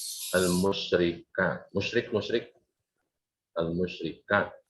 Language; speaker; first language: Arabic; non-native, fluent; Indonesian